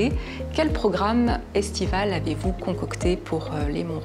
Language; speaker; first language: French; native; French